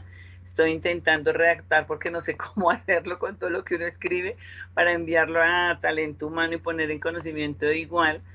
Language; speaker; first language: Spanish; native; Spanish